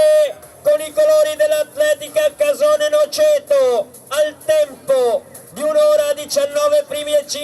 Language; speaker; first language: Italian; native; Italian